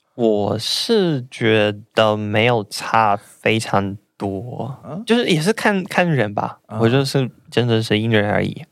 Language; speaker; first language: Chinese; non-native, fluent; Russian